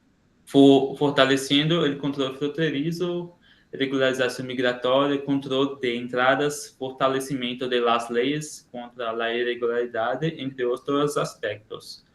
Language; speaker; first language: Spanish; non-native, learner; Portuguese